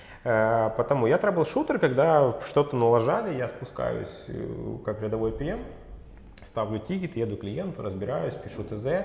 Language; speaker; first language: Russian; native; Russian